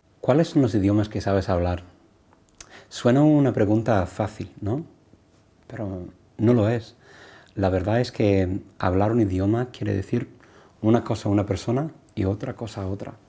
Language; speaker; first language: Spanish; non-native, fluent; English